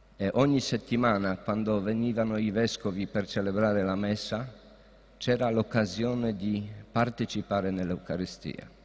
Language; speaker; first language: Italian; non-native, fluent; Polish